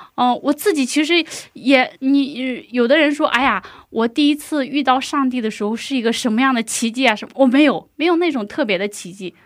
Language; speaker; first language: Chinese; native; Chinese